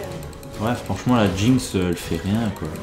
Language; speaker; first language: French; native; French